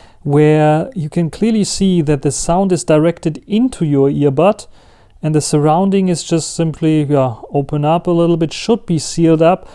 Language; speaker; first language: English; non-native, fluent; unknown